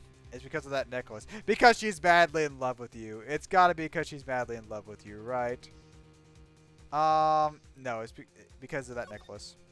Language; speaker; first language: English; native; English